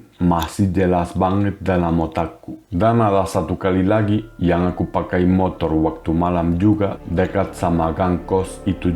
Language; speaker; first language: Indonesian; non-native, fluent; Spanish